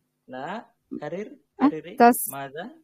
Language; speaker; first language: Arabic; non-native, fluent; Indonesian